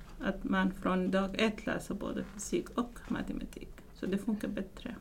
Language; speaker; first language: Swedish; non-native, fluent; Arabic